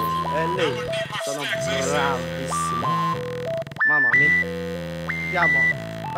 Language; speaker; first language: Italian; non-native, learner; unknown